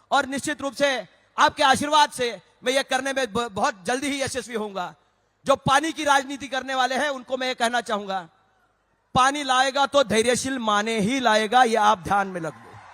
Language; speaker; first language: Hindi; non-native, local second language; Marathi